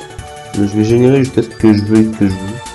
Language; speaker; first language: French; native; French